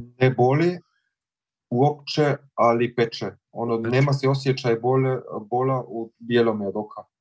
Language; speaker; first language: Serbian; early bilingual, heritage; Croatian